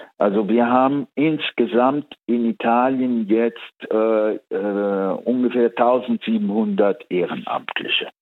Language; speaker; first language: German; early bilingual, heritage; Italian